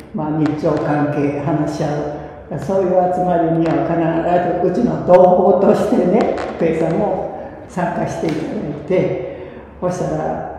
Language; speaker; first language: Japanese; early bilingual, other home language; Korean